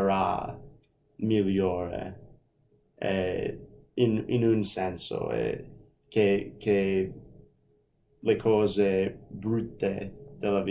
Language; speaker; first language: Italian; non-native, fluent; English